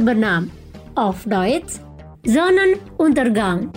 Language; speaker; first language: German; non-native, fluent; Indonesian